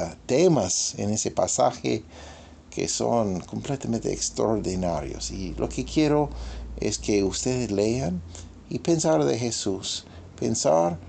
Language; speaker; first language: Spanish; non-native, fluent; English